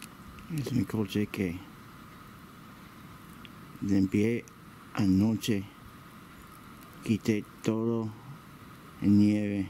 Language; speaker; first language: Spanish; early bilingual, heritage; Spanish